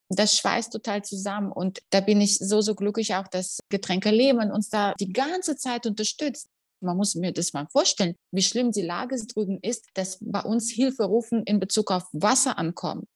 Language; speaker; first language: German; non-native, fluent; Russian